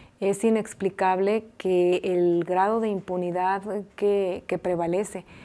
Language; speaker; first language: Spanish; native; Spanish